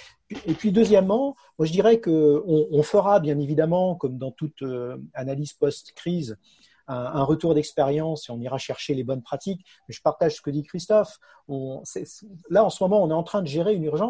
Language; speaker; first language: French; native; French